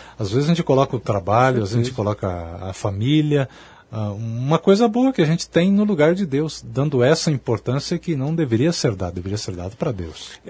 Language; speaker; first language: Portuguese; native; Portuguese